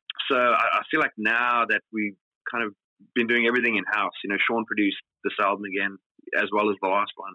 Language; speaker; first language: English; native; English